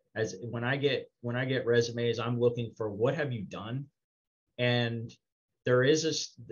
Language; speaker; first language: English; native; English